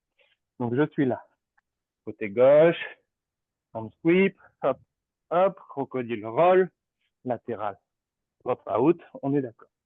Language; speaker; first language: French; native; French